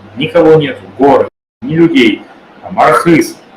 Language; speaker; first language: Russian; native; Russian